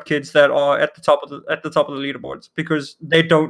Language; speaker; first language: English; non-native, local second language; Afrikaans